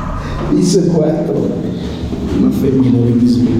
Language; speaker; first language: Spanish; non-native, learner; Haitian Creole